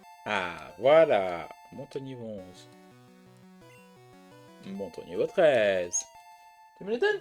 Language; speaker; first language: French; native; French